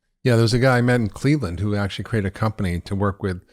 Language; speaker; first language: English; native; English